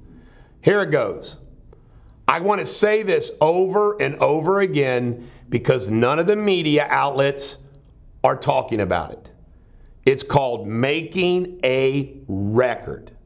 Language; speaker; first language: English; native; English